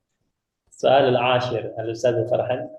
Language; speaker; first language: Arabic; non-native, fluent; Indonesian